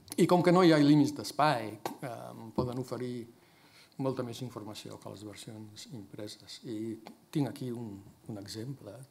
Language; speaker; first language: Catalan; non-native, fluent; English